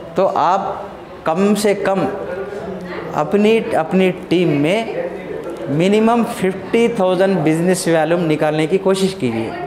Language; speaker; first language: Hindi; non-native, local second language; Telugu